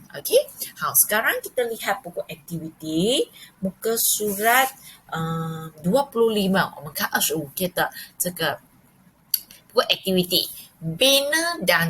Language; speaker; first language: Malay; non-native, local second language; Chinese